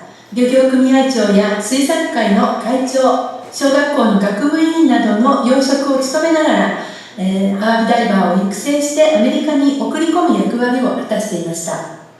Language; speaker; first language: Japanese; native; Japanese